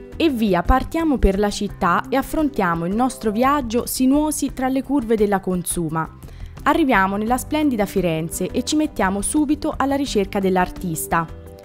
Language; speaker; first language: Italian; native; Italian